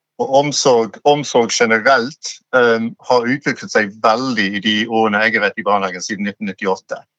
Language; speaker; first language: Norwegian; non-native, fluent; English